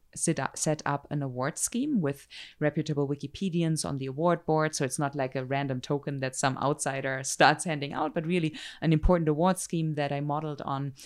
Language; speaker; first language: English; non-native, fluent; German